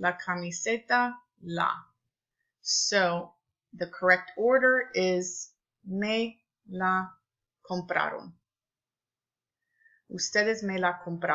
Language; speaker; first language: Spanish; non-native, fluent; English